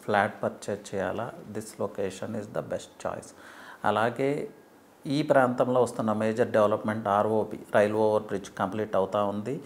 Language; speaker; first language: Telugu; native; Telugu